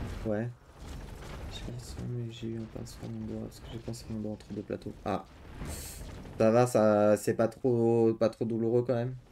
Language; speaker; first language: French; native; French